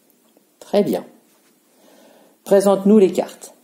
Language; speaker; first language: French; native; French